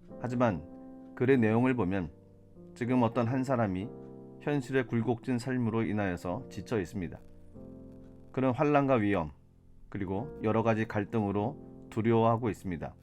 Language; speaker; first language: Korean; native; Korean